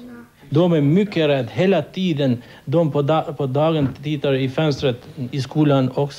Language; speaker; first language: Swedish; non-native, learner; Albanian